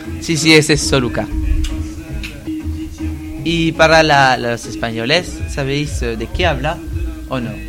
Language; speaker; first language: Spanish; non-native, learner; French